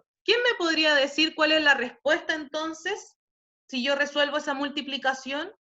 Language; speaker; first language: Spanish; native; Spanish